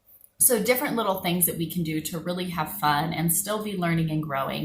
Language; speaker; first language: English; native; English